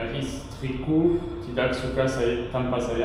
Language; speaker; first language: Indonesian; non-native, learner; English